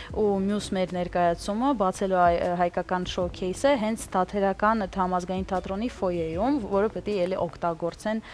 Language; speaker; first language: Armenian; early bilingual, heritage; Armenian